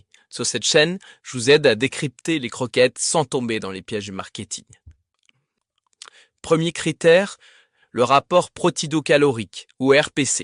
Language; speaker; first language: French; native; French